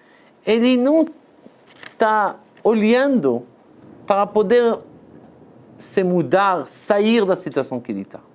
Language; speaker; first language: Portuguese; non-native, fluent; Hebrew